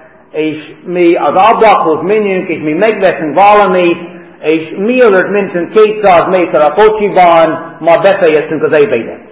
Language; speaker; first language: Hungarian; early bilingual, heritage; Hungarian